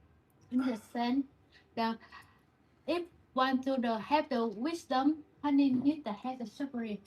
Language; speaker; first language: English; non-native, learner; Vietnamese